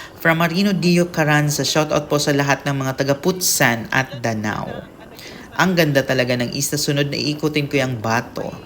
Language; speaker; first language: Filipino; native; Filipino